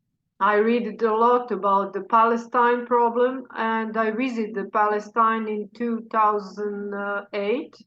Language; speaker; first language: English; non-native, fluent; Serbian